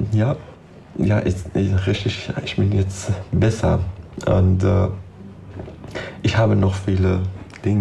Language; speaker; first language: German; non-native, learner; Persian